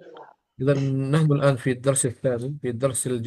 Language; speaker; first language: Arabic; non-native, fluent; Indonesian